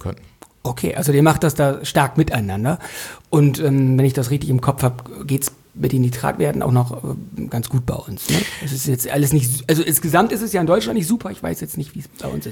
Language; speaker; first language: German; native; German